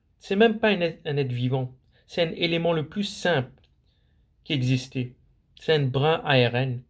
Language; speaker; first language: French; non-native, local second language; Morisyen